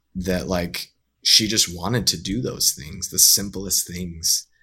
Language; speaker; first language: English; native; English